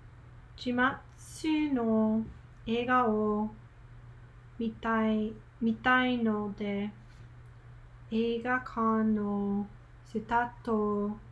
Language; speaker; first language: Japanese; non-native, learner; English